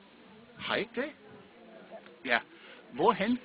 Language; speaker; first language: Danish; native; Danish